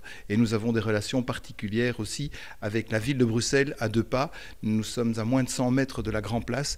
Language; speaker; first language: French; native; French